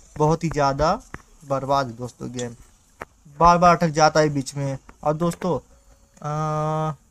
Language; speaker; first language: Hindi; native; Hindi